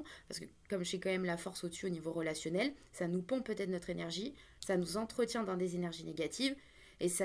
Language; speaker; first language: French; native; French